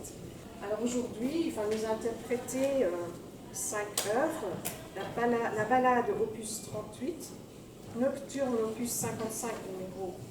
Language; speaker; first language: French; native; French